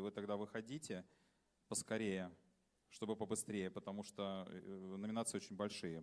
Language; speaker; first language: Russian; native; Russian